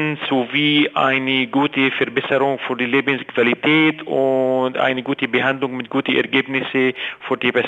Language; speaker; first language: German; non-native, fluent; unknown